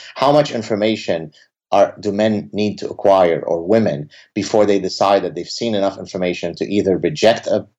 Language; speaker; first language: English; early bilingual, other home language; Arabic